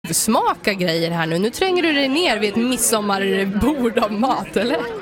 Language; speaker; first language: Swedish; native; Swedish